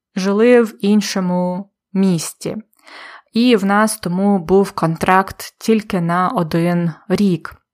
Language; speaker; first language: Ukrainian; native; Ukrainian